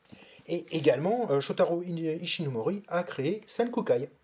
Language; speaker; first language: French; native; French